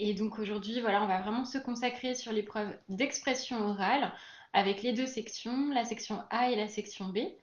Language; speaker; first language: French; native; French